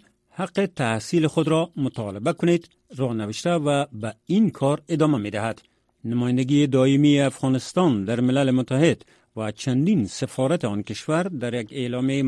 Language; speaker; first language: Persian; native; Persian